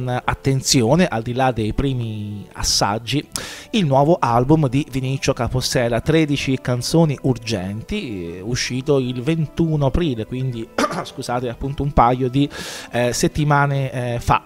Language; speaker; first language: Italian; native; Italian